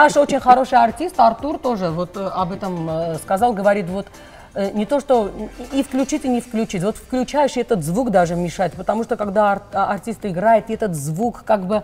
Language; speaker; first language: Russian; non-native, local second language; Armenian